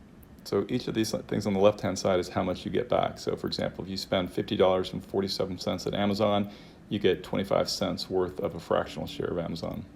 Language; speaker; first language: English; native; English